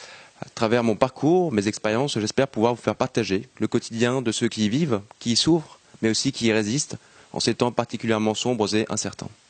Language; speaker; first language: French; native; French